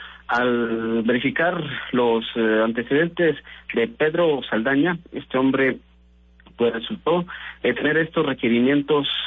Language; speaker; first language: Spanish; native; Spanish